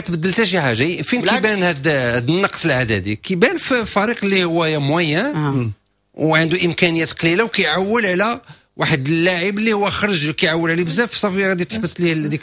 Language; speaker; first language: Arabic; native; Arabic